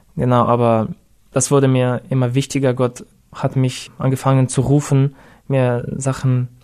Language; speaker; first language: German; non-native, fluent; Russian